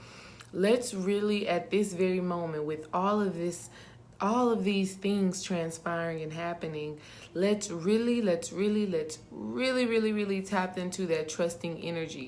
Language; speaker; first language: English; native; English